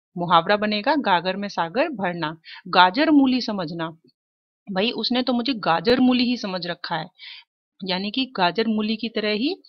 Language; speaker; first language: Hindi; native; Hindi